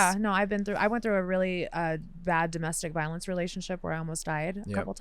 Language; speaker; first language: English; native; English